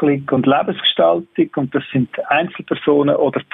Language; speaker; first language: German; native; German